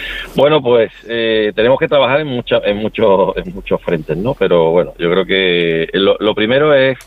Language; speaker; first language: Spanish; native; Spanish